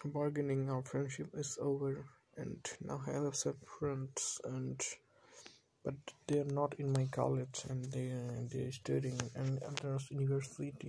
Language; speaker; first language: English; non-native, learner; Bangla